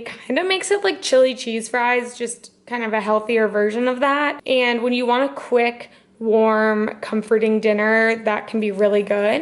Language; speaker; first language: English; native; English